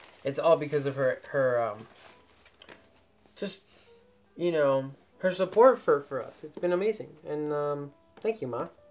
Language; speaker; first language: English; early bilingual, other home language; Spanish